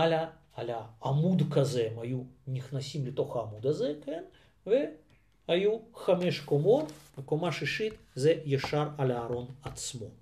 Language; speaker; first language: Hebrew; non-native, fluent; Russian